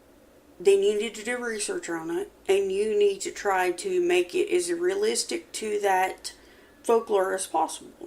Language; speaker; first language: English; native; English